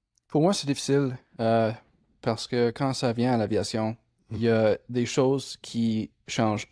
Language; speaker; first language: French; non-native, local second language; English